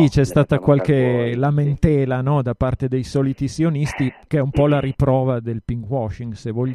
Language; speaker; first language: Italian; native; Italian